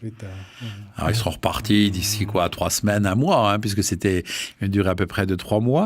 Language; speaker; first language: French; native; French